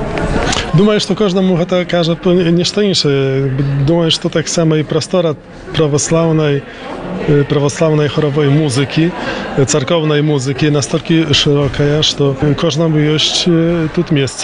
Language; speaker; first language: Russian; non-native, learner; Polish